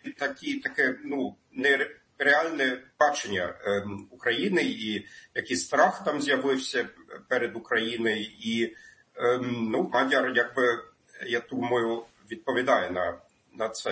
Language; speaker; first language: Ukrainian; non-native, fluent; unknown